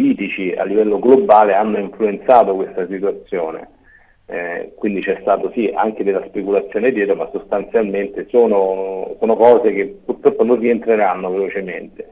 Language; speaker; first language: Italian; native; Italian